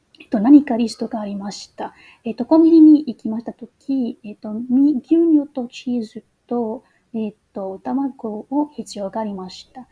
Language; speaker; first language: Japanese; non-native, learner; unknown